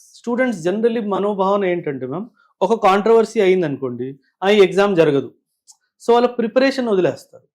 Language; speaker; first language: Telugu; non-native, local second language; Punjabi